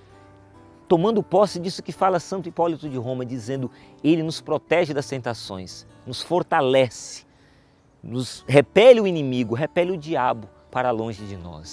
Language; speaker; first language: Portuguese; native; Portuguese